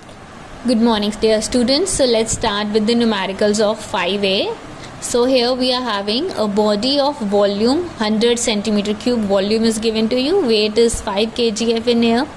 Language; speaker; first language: English; non-native, local second language; Hindi